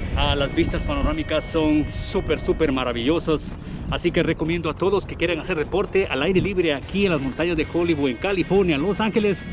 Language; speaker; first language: Spanish; native; Spanish